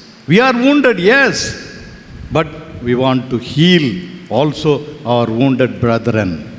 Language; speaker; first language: English; non-native, local second language; Tamil